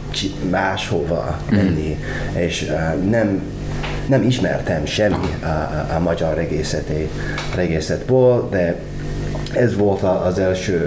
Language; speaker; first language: Hungarian; non-native, learner; English